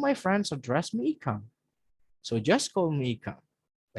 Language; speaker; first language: English; non-native, fluent; Indonesian